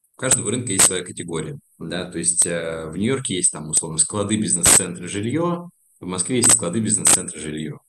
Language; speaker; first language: Russian; native; Russian